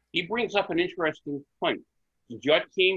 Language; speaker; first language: English; native; English